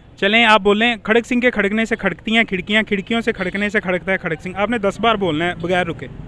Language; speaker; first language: Urdu; non-native, local second language; Punjabi